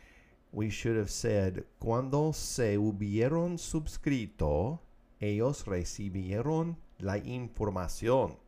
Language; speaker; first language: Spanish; non-native, fluent; English